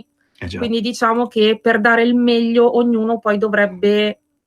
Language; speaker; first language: Italian; native; Italian